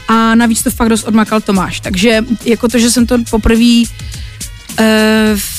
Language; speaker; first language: Czech; non-native, local second language; Polish